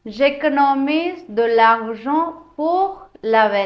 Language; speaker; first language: French; non-native, fluent; Tamil